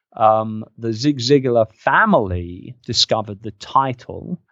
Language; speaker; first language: English; native; English